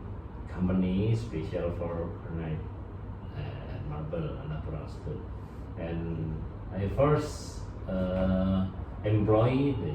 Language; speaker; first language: English; non-native, learner; Indonesian